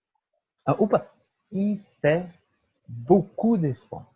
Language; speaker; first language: French; non-native, fluent; Portuguese